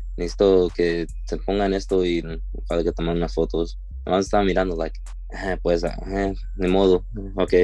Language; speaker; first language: Spanish; early bilingual, heritage; Spanish